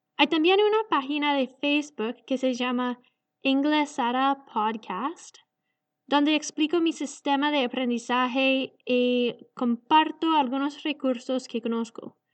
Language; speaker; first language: Spanish; non-native, learner; English